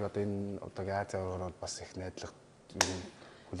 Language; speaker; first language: Mongolian; native; Mongolian